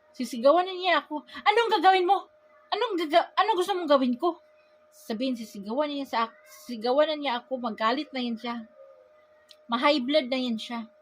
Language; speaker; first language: Filipino; non-native, local second language; Cebuano